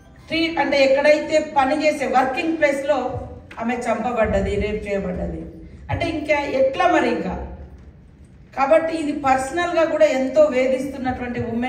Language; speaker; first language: Telugu; native; Telugu